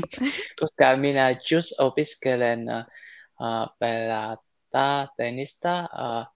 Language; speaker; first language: Finnish; non-native, learner; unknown